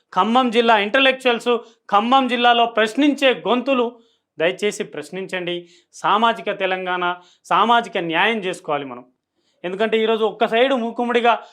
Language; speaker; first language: Telugu; non-native, local second language; Lambadi